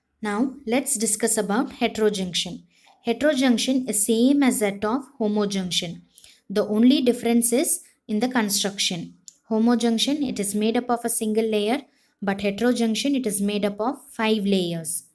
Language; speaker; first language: English; non-native, local second language; Tamil